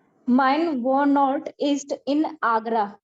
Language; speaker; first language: German; non-native, learner; Hindi